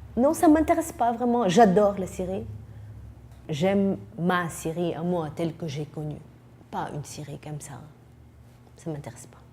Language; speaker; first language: French; non-native, fluent; Arabic